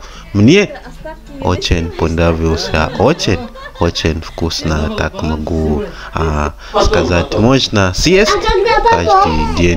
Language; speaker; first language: Russian; non-native, fluent; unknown